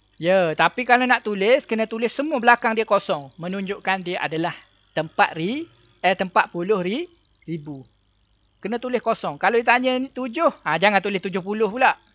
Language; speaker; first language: Malay; native; Malay